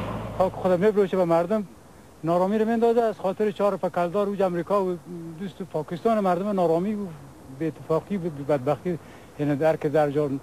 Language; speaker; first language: Persian; native; Persian